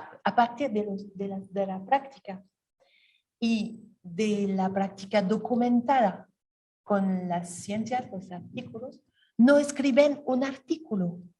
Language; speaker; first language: Spanish; non-native, learner; French